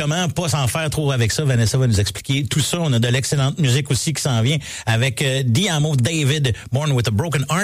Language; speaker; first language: French; native; French